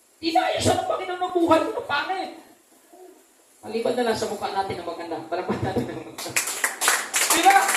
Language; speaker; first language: Filipino; non-native, local second language; Cebuano